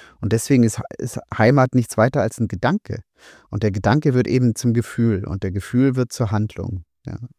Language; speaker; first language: German; native; German